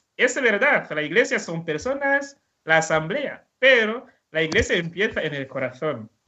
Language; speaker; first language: Spanish; non-native, fluent; Rundi